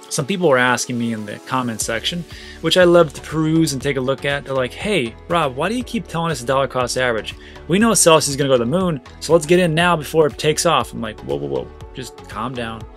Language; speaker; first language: English; native; English